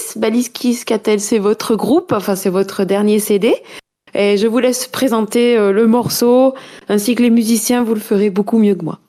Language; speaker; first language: French; native; French